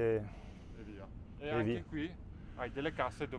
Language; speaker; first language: Italian; native; Italian